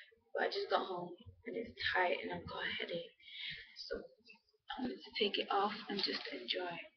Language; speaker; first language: English; native; English